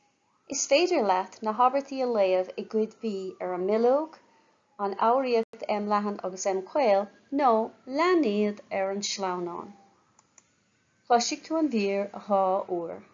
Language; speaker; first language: Irish; non-native, local second language; English